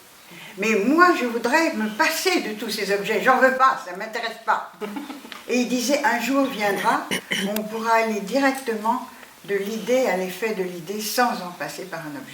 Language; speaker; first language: French; native; French